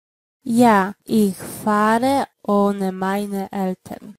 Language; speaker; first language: German; non-native, fluent; Polish